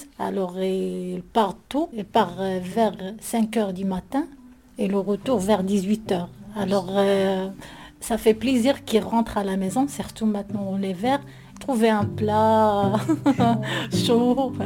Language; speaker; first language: French; non-native, learner; Arabic